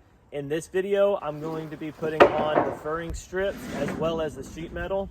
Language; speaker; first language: English; native; English